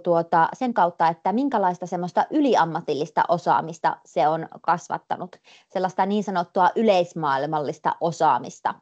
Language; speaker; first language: Finnish; native; Finnish